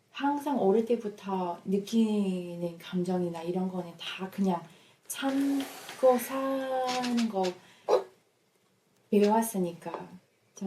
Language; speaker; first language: Korean; non-native, fluent; English